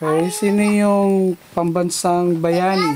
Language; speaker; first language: Filipino; native; Filipino